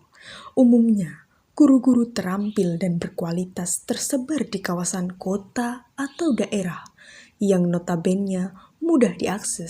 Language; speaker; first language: Indonesian; native; Indonesian